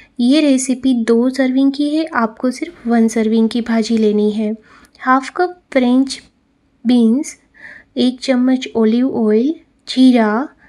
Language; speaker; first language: Hindi; non-native, local second language; Gujarati